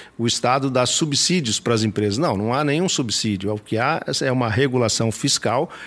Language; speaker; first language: Portuguese; native; Portuguese